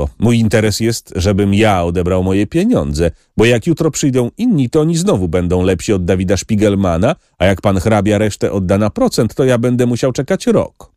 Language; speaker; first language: Polish; native; Polish